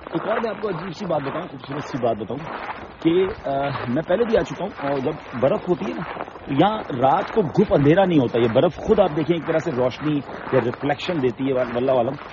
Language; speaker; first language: Urdu; native; Urdu